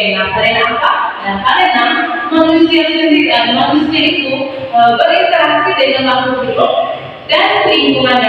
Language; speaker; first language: Indonesian; native; Indonesian